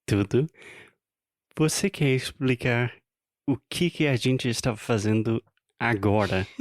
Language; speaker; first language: Portuguese; non-native, fluent; English